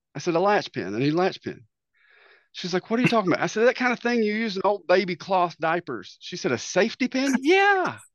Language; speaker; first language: English; native; English